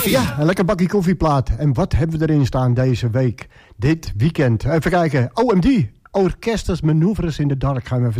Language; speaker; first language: Dutch; native; Dutch